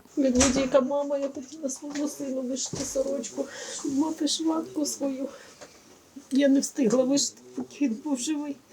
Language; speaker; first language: Ukrainian; native; Ukrainian